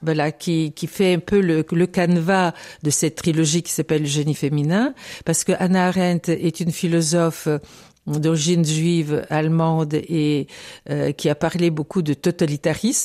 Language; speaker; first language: French; non-native, fluent; Bulgarian